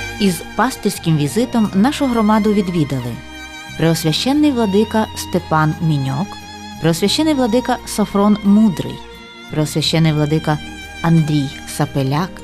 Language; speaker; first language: Ukrainian; native; Ukrainian